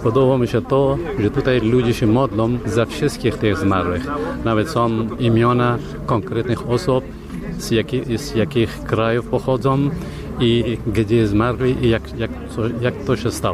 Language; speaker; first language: Polish; non-native, fluent; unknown